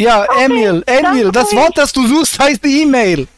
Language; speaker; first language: German; native; German